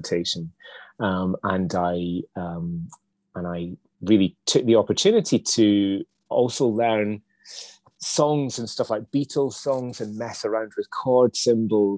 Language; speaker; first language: English; native; English